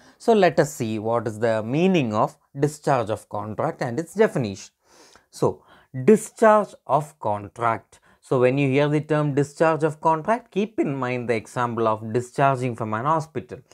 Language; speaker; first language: English; non-native, local second language; Malayalam